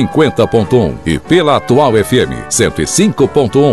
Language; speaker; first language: Portuguese; native; Portuguese